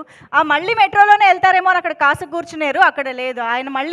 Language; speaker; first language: Telugu; native; Telugu